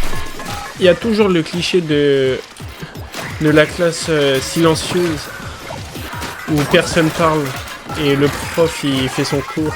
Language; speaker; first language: French; native; French